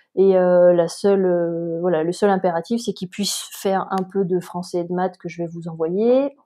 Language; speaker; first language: French; native; French